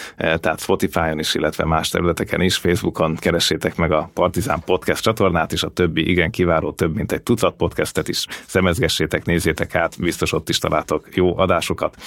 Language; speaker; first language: Hungarian; native; Hungarian